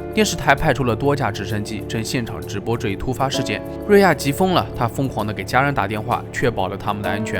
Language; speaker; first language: Chinese; native; Chinese